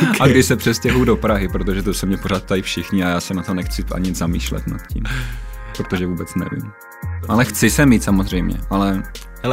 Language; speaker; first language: Czech; native; Czech